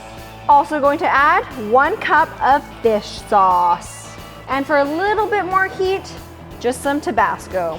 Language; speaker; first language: English; native; English